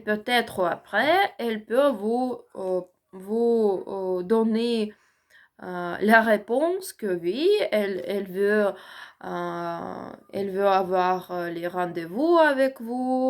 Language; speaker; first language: French; non-native, learner; Ukrainian